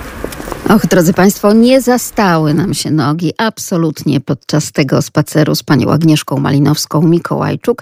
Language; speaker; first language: Polish; native; Polish